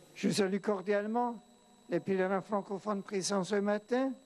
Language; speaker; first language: French; non-native, fluent; German